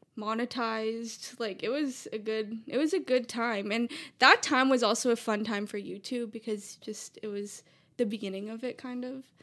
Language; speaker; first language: English; native; English